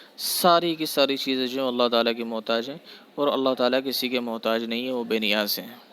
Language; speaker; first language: Urdu; native; Urdu